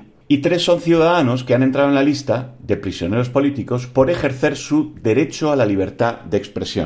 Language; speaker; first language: Spanish; native; Spanish